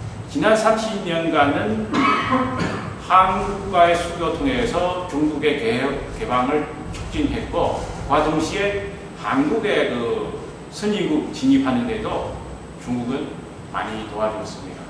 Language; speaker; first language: Korean; non-native, fluent; Chinese